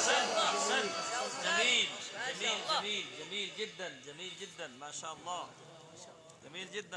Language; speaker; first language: Arabic; non-native, learner; Urdu